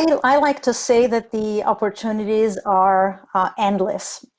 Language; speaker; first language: English; non-native, fluent; Spanish